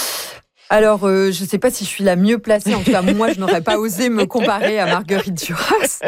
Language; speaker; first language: French; native; French